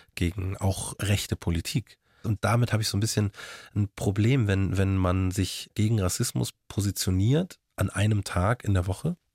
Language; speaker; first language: German; native; German